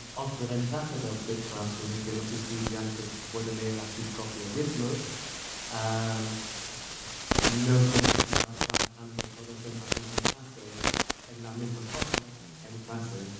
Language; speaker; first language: Spanish; non-native, fluent; English